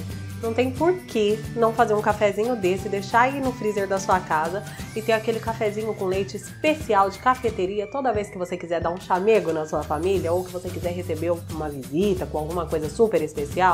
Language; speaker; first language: Portuguese; native; Portuguese